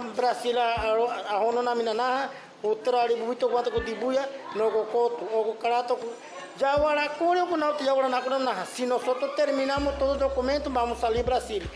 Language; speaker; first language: Spanish; non-native, local second language; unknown